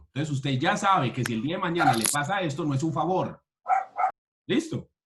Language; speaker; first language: Spanish; native; Spanish